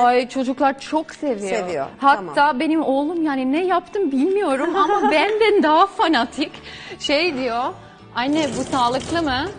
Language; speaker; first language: Turkish; non-native, fluent; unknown